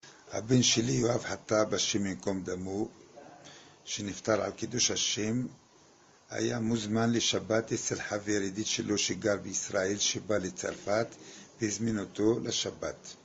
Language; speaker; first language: Hebrew; non-native, fluent; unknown